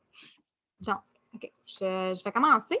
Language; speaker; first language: French; native; French